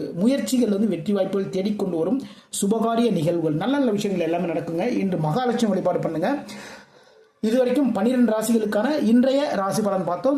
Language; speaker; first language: Tamil; native; Tamil